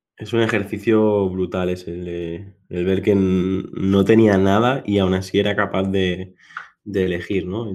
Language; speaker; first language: Spanish; non-native, local second language; Catalan